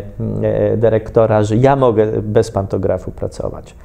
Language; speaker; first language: Polish; native; Polish